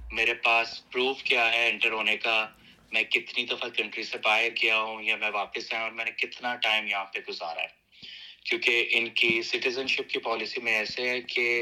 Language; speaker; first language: Urdu; native; Urdu